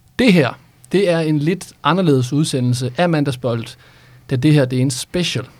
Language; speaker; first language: Danish; early bilingual, other home language; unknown